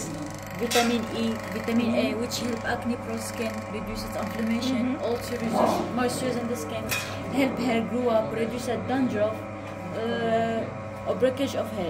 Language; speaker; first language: English; non-native, learner; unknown